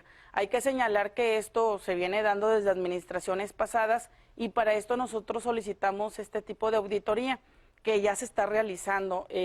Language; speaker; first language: Spanish; native; Spanish